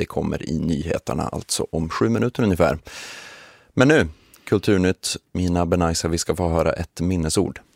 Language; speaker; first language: Swedish; native; Swedish